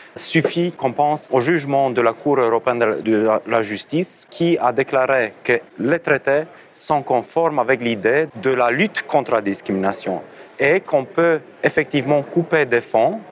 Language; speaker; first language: French; non-native, fluent; Romanian